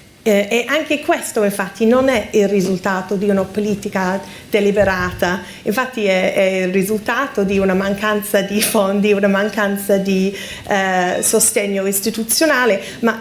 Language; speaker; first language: Italian; non-native, fluent; English